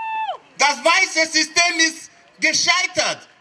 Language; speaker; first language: German; non-native, fluent; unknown